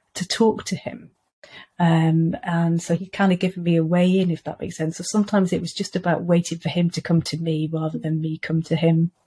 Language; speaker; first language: English; native; English